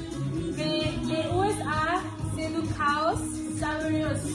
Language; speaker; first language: French; non-native, learner; Spanish